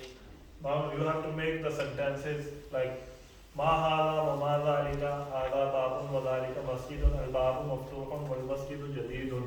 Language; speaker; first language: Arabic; non-native, fluent; Urdu